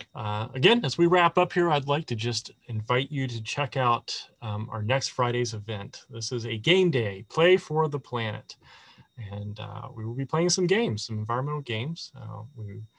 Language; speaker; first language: English; native; English